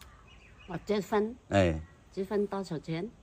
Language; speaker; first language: Chinese; non-native, local second language; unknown